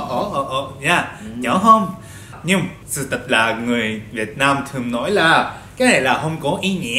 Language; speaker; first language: Vietnamese; non-native, learner; Japanese